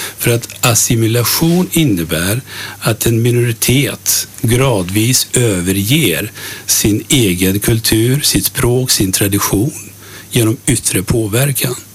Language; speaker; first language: Swedish; early bilingual, other home language; Turkish